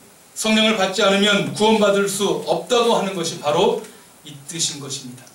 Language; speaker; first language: Korean; native; Korean